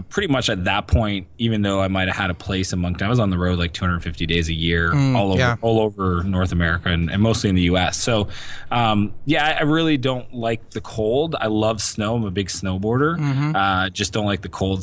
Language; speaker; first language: English; native; English